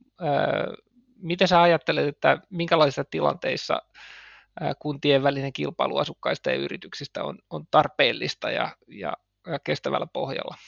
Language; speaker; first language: Finnish; native; Finnish